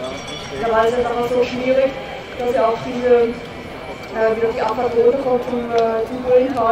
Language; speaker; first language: German; native; German